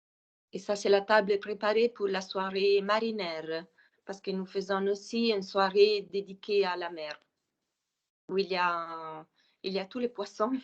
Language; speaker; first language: French; non-native, fluent; Italian